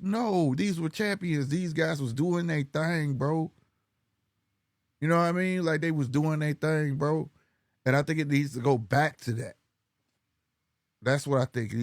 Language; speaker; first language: English; native; English